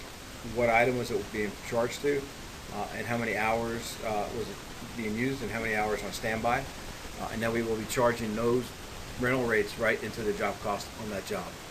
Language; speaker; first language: English; native; English